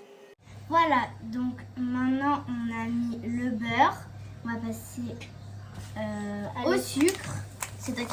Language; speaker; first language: French; native; French